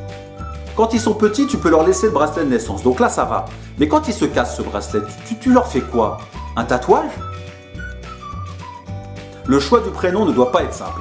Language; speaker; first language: French; native; French